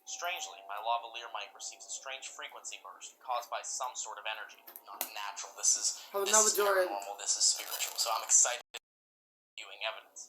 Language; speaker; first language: English; native; English